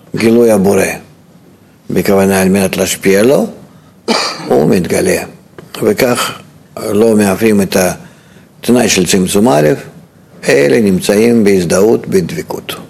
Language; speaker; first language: Hebrew; non-native, fluent; Russian